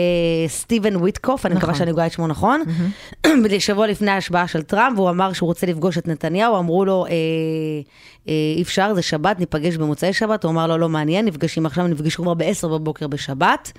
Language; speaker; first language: Hebrew; native; Hebrew